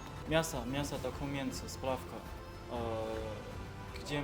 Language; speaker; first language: Russian; non-native, learner; Chinese